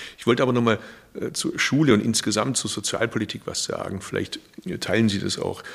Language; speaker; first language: German; early bilingual, other home language; Turkish